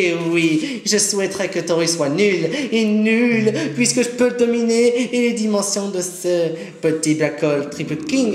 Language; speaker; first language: French; native; French